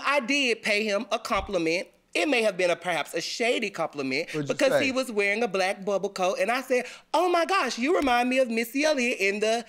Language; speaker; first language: English; native; English